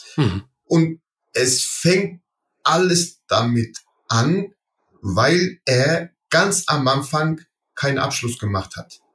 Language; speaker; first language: German; early bilingual, other home language; Turkish